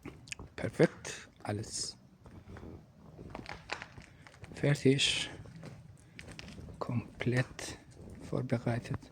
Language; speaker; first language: German; non-native, learner; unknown